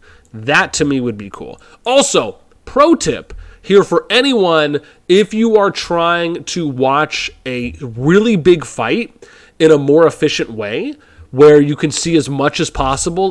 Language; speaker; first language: English; native; English